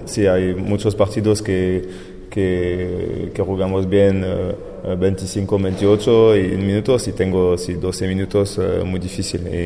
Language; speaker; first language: Spanish; non-native, fluent; French